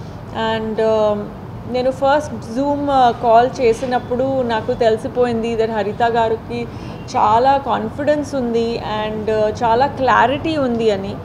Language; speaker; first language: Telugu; non-native, fluent; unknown